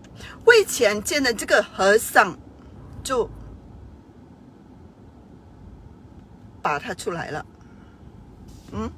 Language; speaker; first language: Chinese; non-native, fluent; Burmese